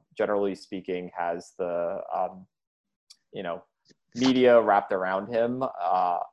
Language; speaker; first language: English; early bilingual, other home language; Indonesian